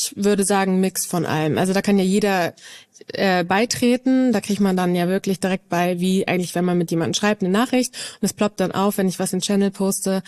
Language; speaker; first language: German; native; German